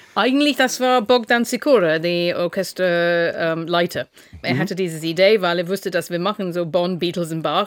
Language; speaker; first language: German; non-native, fluent; English